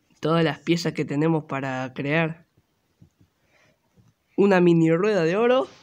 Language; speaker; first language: Spanish; native; Spanish